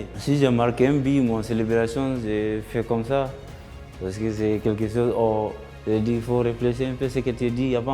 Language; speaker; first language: French; non-native, learner; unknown